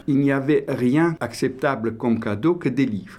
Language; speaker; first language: French; non-native, fluent; Romanian